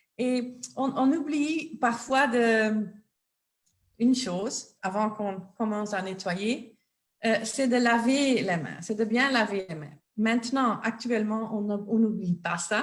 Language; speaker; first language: French; non-native, local second language; Dutch